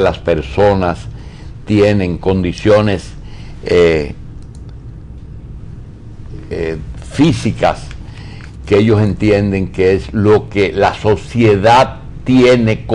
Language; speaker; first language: Spanish; native; Spanish